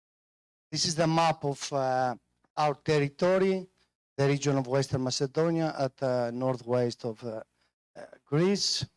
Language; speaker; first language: English; non-native, fluent; Greek